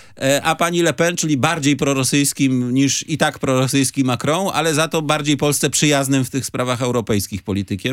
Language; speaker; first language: Polish; native; Polish